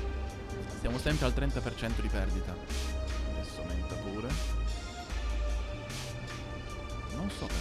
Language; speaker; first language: Italian; native; Italian